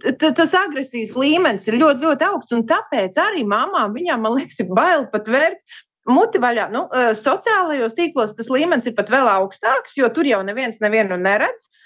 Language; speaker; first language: Latvian; native; Latvian